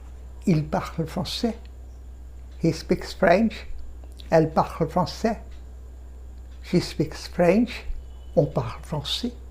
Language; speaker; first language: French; non-native, fluent; Bangla